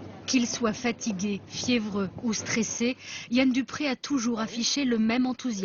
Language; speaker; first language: French; native; French